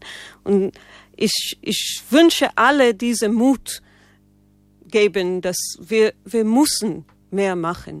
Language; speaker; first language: German; non-native, learner; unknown